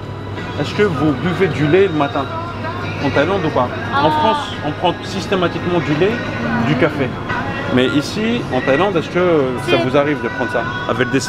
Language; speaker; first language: French; native; French